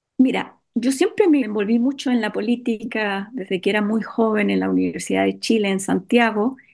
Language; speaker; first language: Spanish; native; Spanish